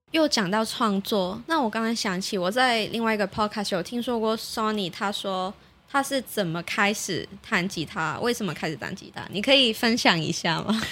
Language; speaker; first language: Chinese; native; Chinese